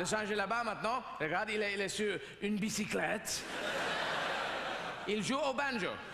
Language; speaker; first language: French; non-native, learner; English